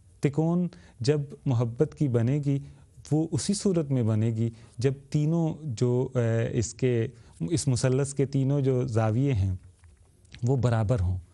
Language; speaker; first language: Urdu; native; Urdu